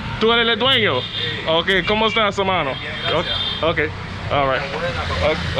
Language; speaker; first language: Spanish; non-native, learner; English